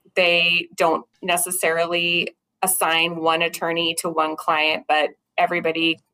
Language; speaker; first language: English; native; English